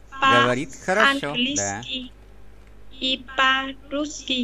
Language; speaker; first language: Russian; non-native, learner; Vietnamese